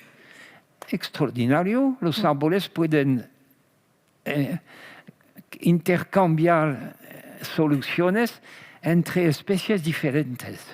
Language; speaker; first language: Spanish; non-native, fluent; French